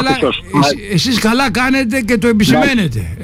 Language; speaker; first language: Greek; native; Greek